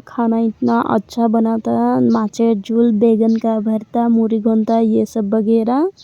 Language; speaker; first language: Hindi; non-native, local second language; Assamese